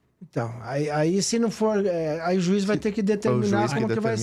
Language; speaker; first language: Portuguese; native; Portuguese